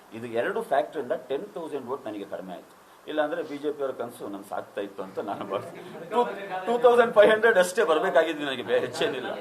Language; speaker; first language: Kannada; native; Kannada